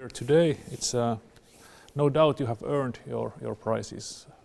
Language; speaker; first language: English; non-native, fluent; Finnish